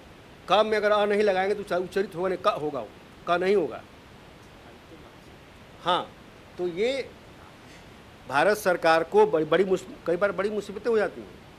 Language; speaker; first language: Hindi; native; Hindi